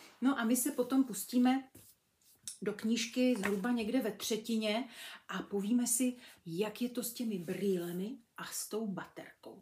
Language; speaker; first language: Czech; native; Czech